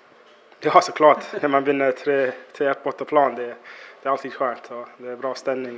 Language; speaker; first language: Swedish; non-native, fluent; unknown